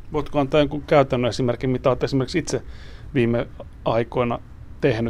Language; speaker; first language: Finnish; native; Finnish